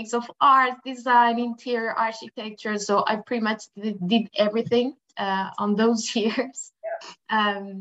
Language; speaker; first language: English; non-native, fluent; Spanish